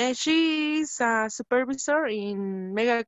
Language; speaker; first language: English; non-native, learner; Spanish